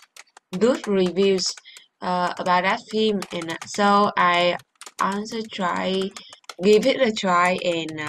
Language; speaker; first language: English; non-native, learner; Vietnamese